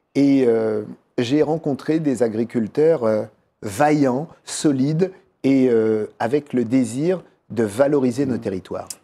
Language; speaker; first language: French; native; French